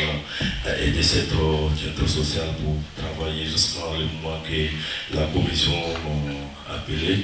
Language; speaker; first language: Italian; non-native, learner; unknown